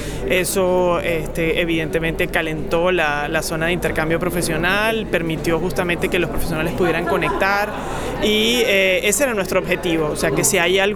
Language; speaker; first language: Spanish; native; Spanish